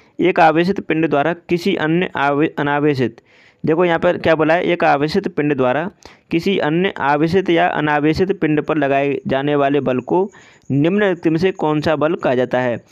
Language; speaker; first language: Hindi; native; Hindi